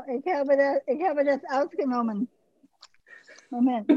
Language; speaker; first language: German; early bilingual, heritage; English